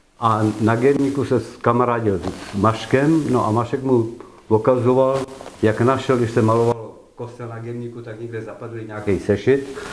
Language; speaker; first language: Czech; early bilingual, heritage; Czech